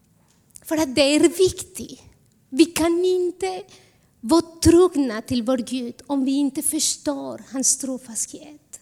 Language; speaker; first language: Swedish; non-native, fluent; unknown